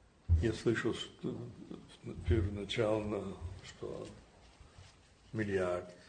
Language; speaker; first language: Russian; non-native, fluent; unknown